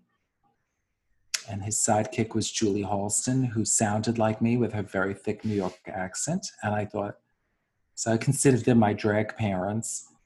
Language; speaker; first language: English; native; English